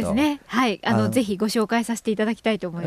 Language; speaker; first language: Japanese; native; Japanese